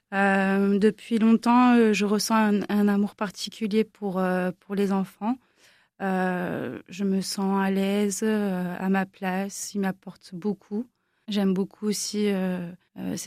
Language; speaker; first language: French; native; French